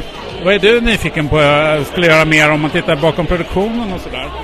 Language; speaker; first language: Swedish; native; Swedish